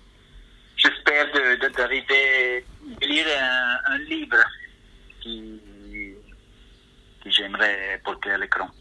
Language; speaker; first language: French; non-native, fluent; Italian